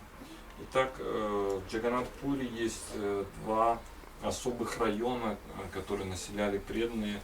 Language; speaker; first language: Russian; native; Russian